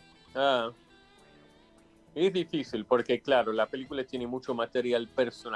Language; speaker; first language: Spanish; non-native, fluent; English